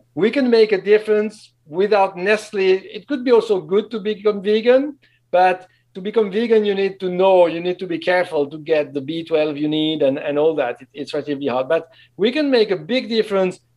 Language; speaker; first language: English; non-native, fluent; French